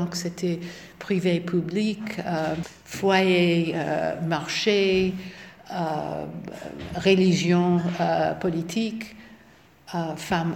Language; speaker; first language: French; non-native, fluent; English